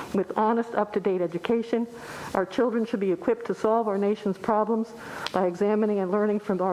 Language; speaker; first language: English; native; English